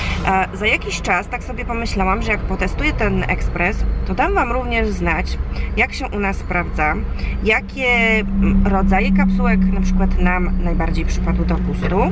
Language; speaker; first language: Polish; native; Polish